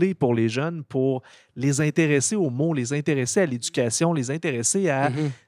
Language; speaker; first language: French; native; French